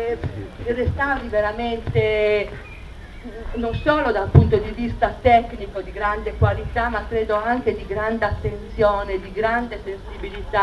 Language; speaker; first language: Italian; native; Italian